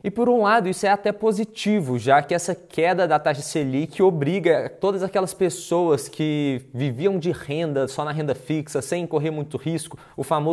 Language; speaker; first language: Portuguese; native; Portuguese